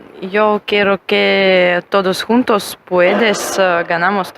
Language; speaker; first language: Spanish; non-native, learner; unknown